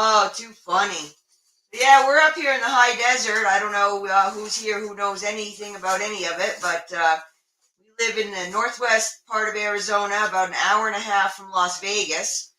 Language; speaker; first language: English; native; English